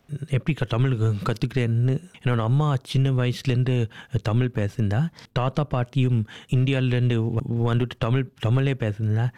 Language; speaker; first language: Tamil; early bilingual, heritage; Tamil